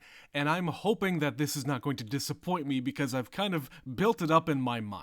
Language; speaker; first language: English; native; English